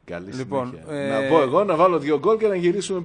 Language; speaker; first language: Greek; native; Greek